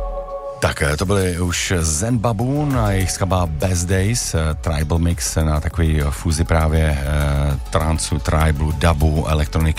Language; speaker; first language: Czech; native; Czech